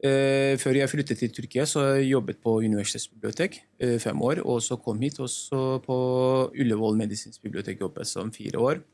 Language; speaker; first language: Norwegian; non-native, learner; Turkish